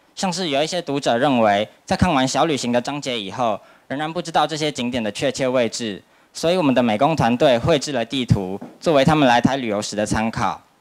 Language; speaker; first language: Chinese; native; Chinese